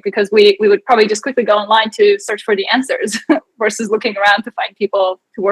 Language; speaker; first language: English; native; English